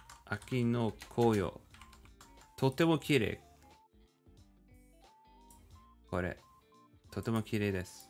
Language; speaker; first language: Japanese; non-native, learner; English